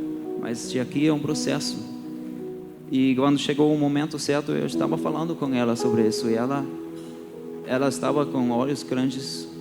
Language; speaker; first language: Portuguese; early bilingual, heritage; Portuguese